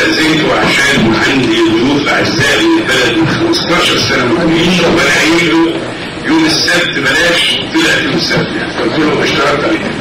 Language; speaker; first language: Arabic; native; Arabic